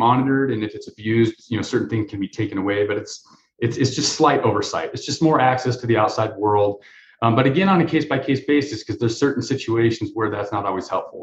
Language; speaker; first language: English; native; English